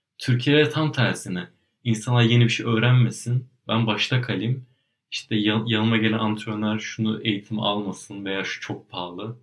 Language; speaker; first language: Turkish; native; Turkish